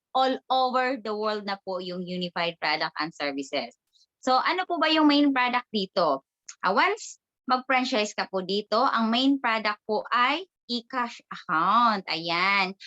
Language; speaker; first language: Filipino; non-native, local second language; Cebuano